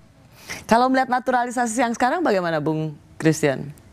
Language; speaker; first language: Indonesian; native; Indonesian